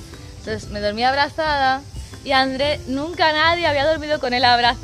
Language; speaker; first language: Spanish; native; Spanish